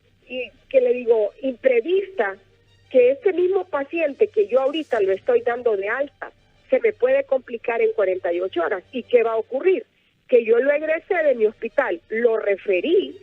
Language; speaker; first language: Spanish; native; Spanish